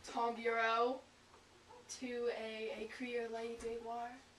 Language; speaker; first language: French; non-native, learner; English